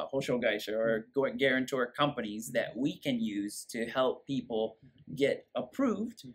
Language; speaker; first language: English; native; English